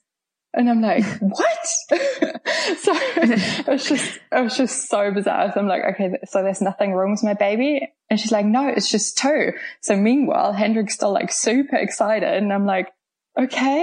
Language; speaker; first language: English; non-native, fluent; German